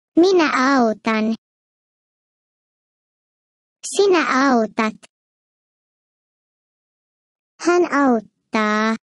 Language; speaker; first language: Finnish; non-native, fluent; Turkish